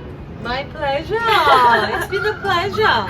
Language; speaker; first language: English; non-native, fluent; Portuguese